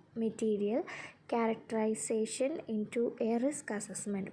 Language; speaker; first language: English; non-native, local second language; Malayalam